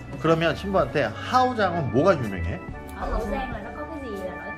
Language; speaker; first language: Korean; non-native, fluent; Vietnamese